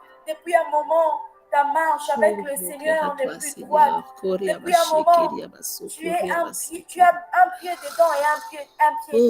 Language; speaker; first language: French; non-native, local second language; Lingala